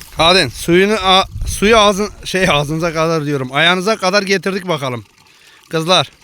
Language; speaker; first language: Turkish; native; Turkish